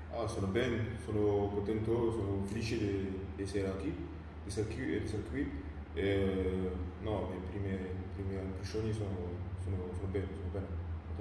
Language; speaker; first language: Italian; non-native, learner; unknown